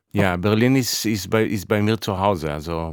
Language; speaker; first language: German; non-native, fluent; Hebrew